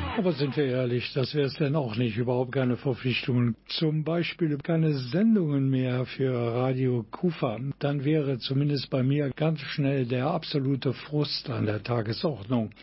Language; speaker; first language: German; native; German